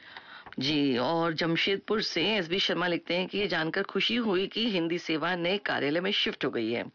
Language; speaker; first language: Hindi; native; Hindi